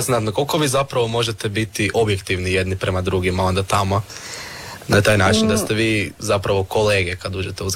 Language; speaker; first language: Serbian; native; Serbian